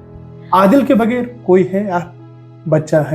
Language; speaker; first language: Hindi; native; Hindi